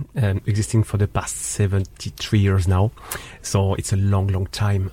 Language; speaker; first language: English; non-native, fluent; French